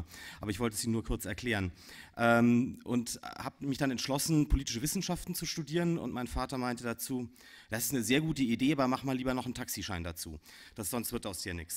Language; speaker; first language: German; native; German